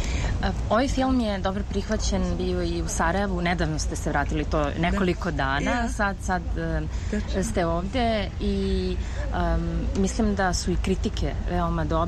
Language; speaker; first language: Serbian; native; Serbian